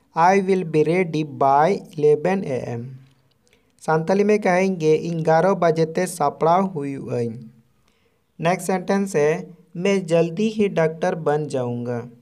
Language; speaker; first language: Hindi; non-native, local second language; Santali